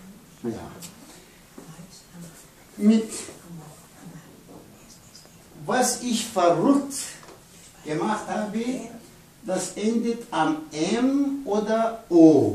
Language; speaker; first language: German; non-native, fluent; Pashto